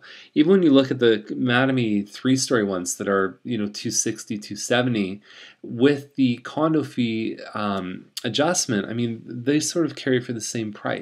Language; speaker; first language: English; native; English